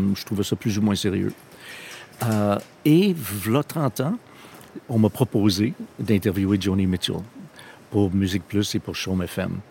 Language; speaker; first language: French; non-native, local second language; English